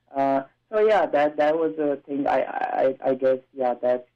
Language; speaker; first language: English; non-native, local second language; Punjabi